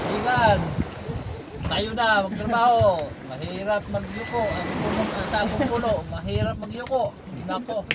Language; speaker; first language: Filipino; non-native, local second language; Cebuano